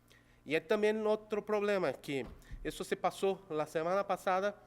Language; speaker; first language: Spanish; non-native, local second language; Portuguese